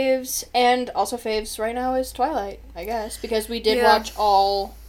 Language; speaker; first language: English; native; English